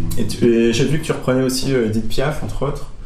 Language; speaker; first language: French; native; French